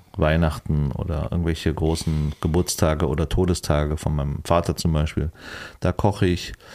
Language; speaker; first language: German; early bilingual, other home language; Vietnamese